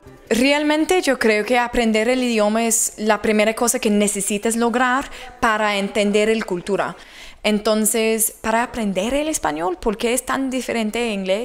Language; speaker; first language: Spanish; non-native, learner; English